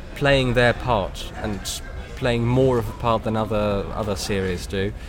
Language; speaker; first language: English; non-native, fluent; German